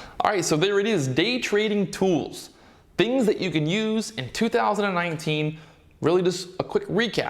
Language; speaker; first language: English; native; English